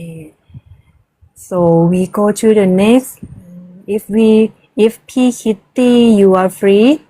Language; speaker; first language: English; non-native, learner; Thai